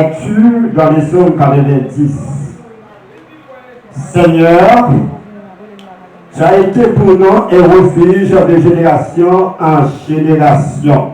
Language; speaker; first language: French; non-native, local second language; Haitian Creole